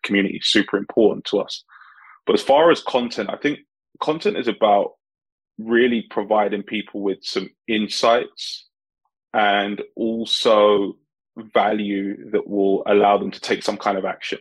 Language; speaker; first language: English; native; English